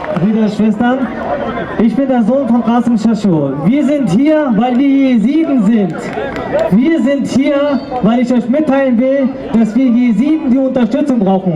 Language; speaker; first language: German; early bilingual, other home language; Kurdish